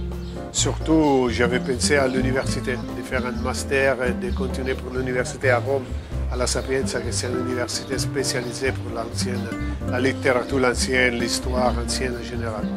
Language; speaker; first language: French; non-native, fluent; Italian